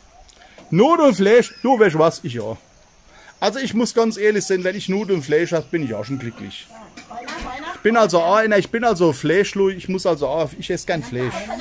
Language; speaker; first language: German; native; German